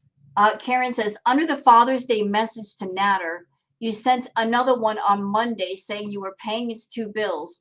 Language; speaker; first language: English; native; English